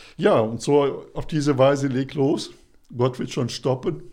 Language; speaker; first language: German; early bilingual, other home language; Russian